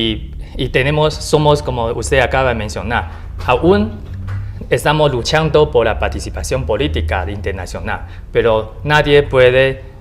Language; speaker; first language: Spanish; non-native, learner; Chinese